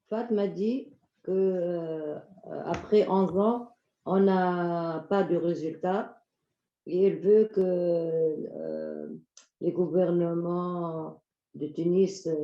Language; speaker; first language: French; non-native, local second language; Arabic